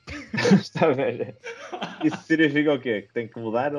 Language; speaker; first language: Portuguese; native; Portuguese